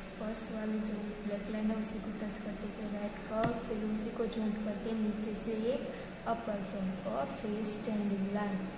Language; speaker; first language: Hindi; non-native, local second language; Gujarati